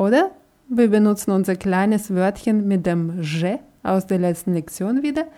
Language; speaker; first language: German; non-native, fluent; Russian